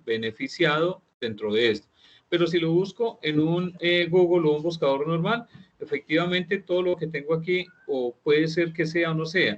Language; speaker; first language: Spanish; native; Spanish